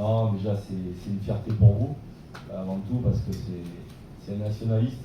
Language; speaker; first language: French; native; French